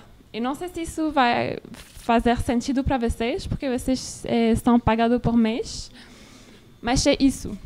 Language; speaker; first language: Portuguese; non-native, learner; French